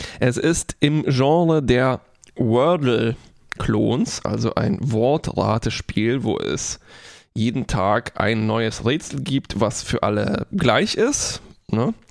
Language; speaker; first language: German; non-native, fluent; Polish